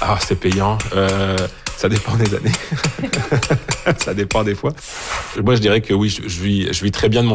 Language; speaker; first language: French; native; French